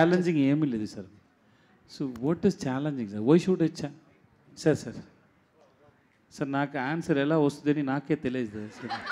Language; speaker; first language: Telugu; non-native, learner; Tamil